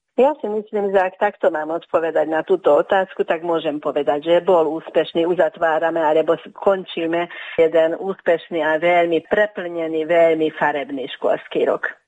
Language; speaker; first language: Slovak; early bilingual, heritage; Hungarian